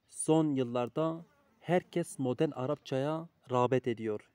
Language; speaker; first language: Turkish; native; Turkish